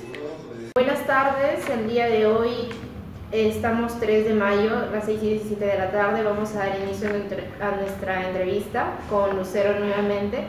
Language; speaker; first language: Spanish; native; Spanish